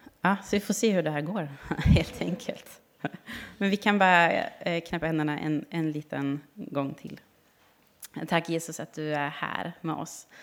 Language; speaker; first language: Swedish; non-native, fluent; German